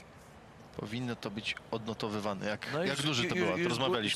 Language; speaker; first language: Polish; native; Polish